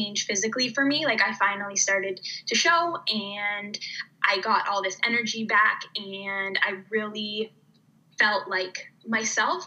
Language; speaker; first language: English; native; English